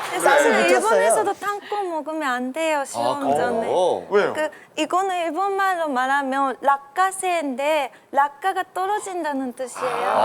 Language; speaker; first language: Korean; non-native, learner; Japanese